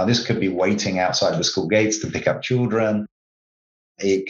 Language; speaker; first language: English; native; English